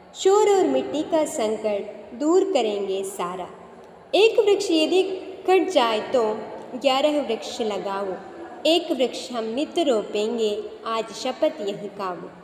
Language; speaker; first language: Hindi; non-native, local second language; Kannada